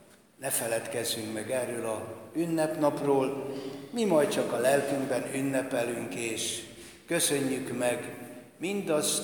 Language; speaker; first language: Hungarian; native; Hungarian